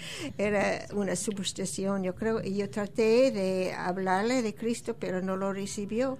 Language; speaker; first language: Spanish; non-native, fluent; English